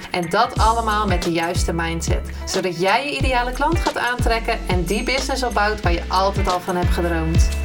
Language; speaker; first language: Dutch; native; Dutch